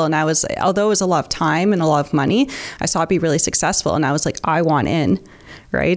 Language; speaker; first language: English; native; English